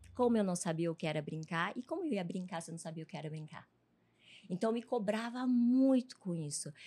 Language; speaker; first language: Portuguese; early bilingual, other home language; Chinese